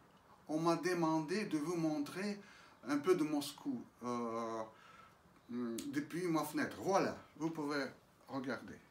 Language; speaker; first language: French; non-native, fluent; Russian